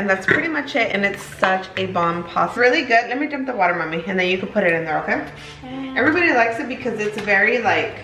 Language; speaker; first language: English; early bilingual, other home language; Spanish